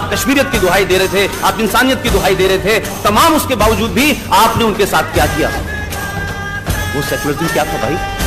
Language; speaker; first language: Hindi; native; Hindi